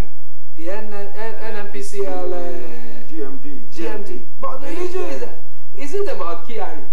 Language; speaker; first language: English; non-native, local second language; Yoruba